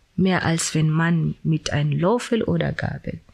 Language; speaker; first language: German; non-native, learner; Swahili